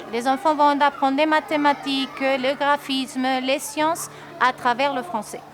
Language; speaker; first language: French; non-native, local second language; Spanish